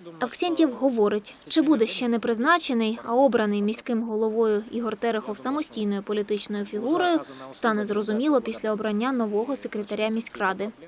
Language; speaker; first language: Ukrainian; native; Ukrainian